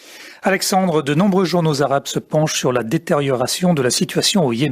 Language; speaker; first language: French; native; French